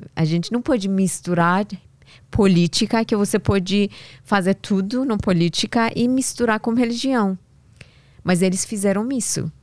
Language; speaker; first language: Portuguese; non-native, learner; Persian